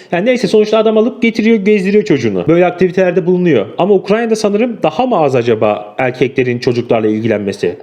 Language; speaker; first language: Turkish; native; Turkish